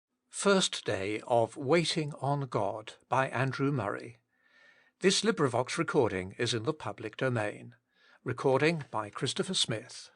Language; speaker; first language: English; native; English